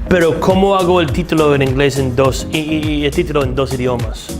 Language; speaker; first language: Spanish; non-native, fluent; English